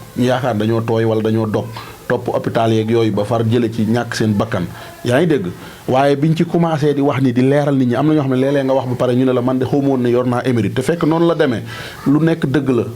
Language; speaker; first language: Wolof; non-native, local second language; Serer